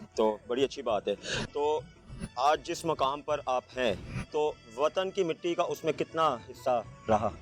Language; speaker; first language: Urdu; native; Urdu